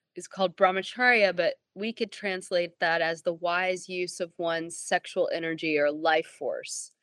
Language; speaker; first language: English; native; English